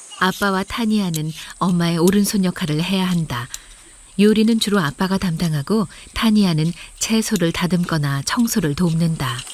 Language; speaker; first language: Korean; native; Korean